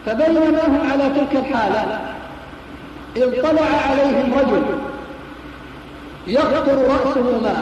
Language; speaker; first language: Arabic; native; Arabic